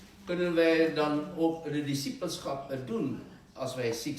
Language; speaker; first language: Dutch; non-native, fluent; Indonesian